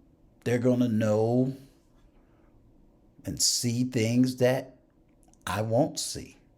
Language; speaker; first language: English; native; English